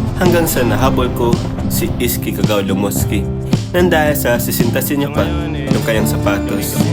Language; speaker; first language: Filipino; non-native, local second language; Cebuano